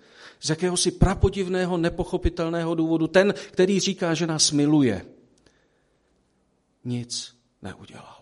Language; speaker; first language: Czech; native; Czech